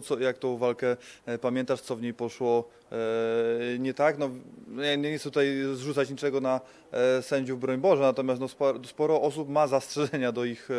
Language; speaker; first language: Polish; native; Polish